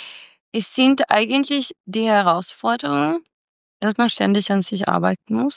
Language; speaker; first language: German; non-native, fluent; Swedish